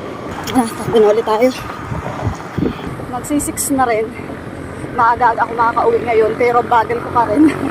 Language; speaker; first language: Filipino; native; Filipino